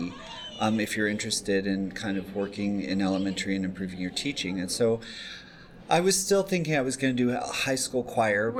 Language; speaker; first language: English; native; English